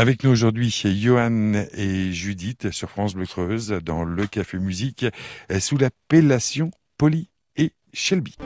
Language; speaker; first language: French; native; French